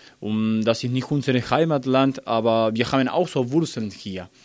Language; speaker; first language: German; non-native, learner; Spanish